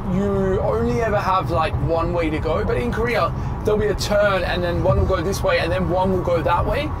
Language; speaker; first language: English; native; English